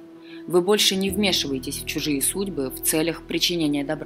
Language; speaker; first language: Russian; native; Russian